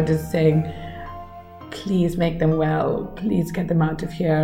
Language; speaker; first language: English; non-native, local second language; Kannada